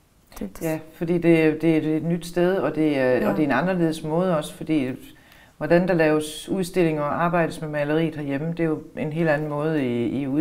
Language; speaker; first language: Danish; native; Danish